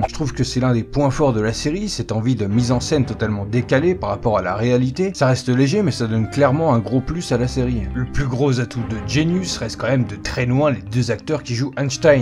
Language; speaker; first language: French; native; French